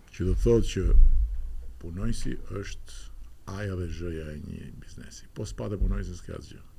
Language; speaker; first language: Albanian; native; Albanian